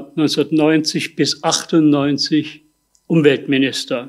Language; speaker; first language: German; native; German